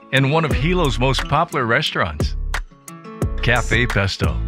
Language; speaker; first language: English; native; English